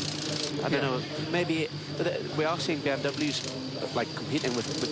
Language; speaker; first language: English; native; English